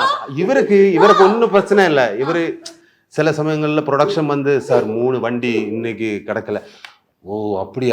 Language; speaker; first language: Tamil; non-native, learner; Malayalam